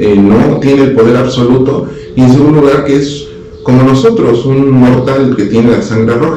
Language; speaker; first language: Spanish; native; Spanish